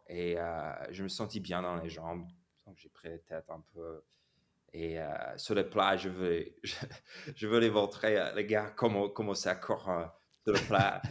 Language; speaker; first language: French; non-native, fluent; English